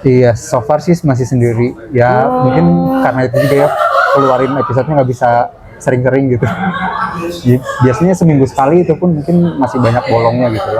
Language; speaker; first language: Indonesian; native; Indonesian